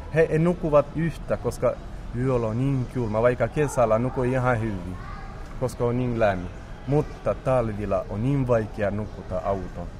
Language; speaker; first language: Finnish; non-native, learner; Romany